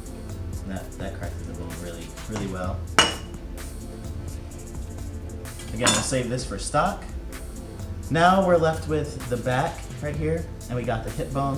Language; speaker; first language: English; native; English